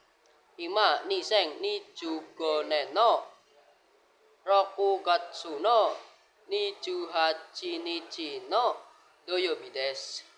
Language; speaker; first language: Japanese; non-native, learner; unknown